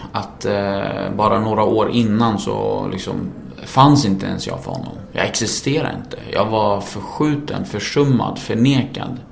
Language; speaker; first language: Swedish; early bilingual, other home language; Kurdish